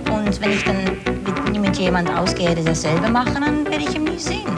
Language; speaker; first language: German; non-native, learner; Dutch